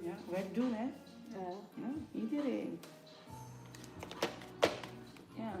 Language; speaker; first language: Dutch; non-native, fluent; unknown